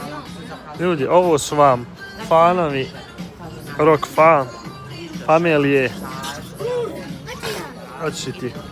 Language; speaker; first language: Bosnian; native; Bosnian